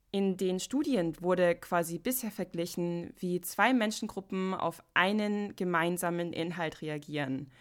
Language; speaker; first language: German; non-native, fluent; English